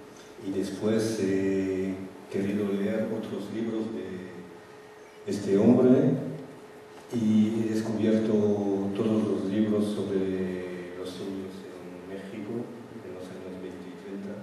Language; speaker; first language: Spanish; non-native, fluent; French